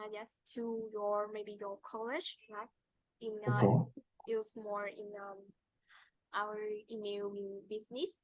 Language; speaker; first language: English; non-native, fluent; Vietnamese